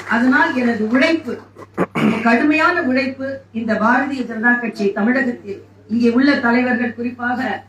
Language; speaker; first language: Tamil; native; Tamil